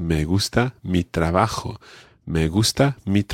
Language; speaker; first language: Spanish; non-native, fluent; English